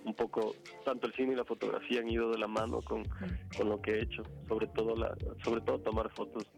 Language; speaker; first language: Spanish; non-native, fluent; French